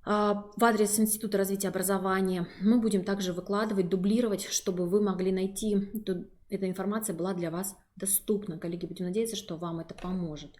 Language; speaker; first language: Russian; native; Russian